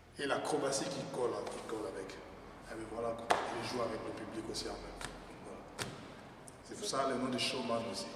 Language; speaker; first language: French; non-native, local second language; Lingala